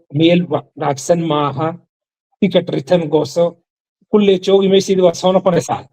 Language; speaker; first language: Somali; non-native, fluent; Urdu